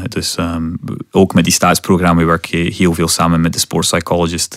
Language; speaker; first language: Dutch; non-native, fluent; English